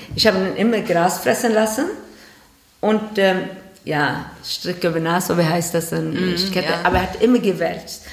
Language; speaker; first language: German; non-native, learner; Swedish